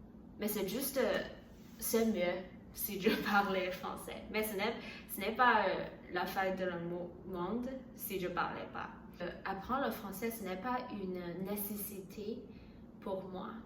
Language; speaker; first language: French; non-native, learner; Chinese